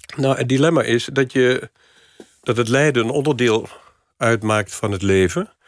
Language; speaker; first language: Dutch; native; Dutch